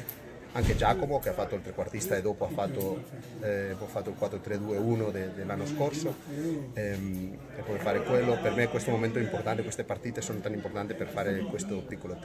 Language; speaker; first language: Italian; non-native, fluent; Spanish